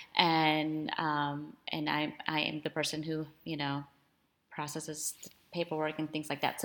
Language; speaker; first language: English; early bilingual, other home language; Spanish